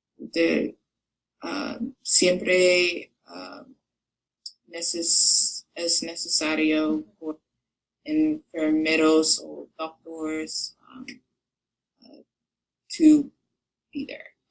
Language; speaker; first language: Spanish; non-native, learner; English